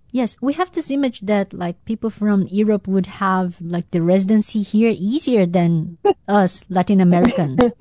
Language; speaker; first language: English; non-native, fluent; Portuguese